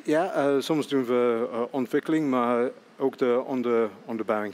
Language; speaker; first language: Dutch; non-native, fluent; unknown